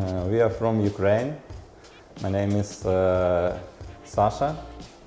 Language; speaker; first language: English; non-native, learner; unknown